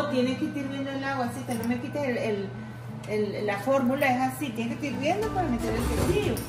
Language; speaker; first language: Spanish; native; Spanish